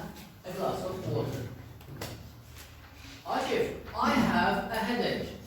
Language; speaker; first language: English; non-native, fluent; Turkish